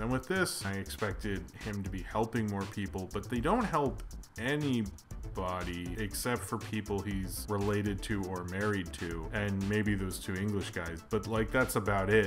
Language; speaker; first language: English; native; English